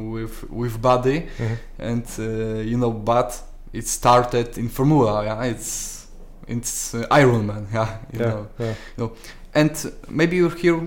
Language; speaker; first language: English; non-native, learner; Polish